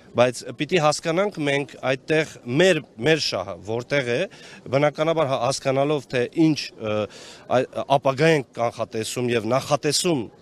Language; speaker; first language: Armenian; non-native, local second language; Kurdish